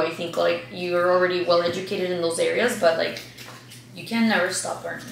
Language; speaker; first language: English; early bilingual, other home language; Spanish